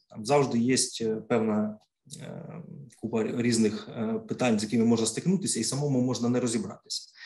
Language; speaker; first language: Ukrainian; native; Ukrainian